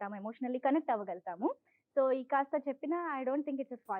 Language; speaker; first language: Telugu; native; Telugu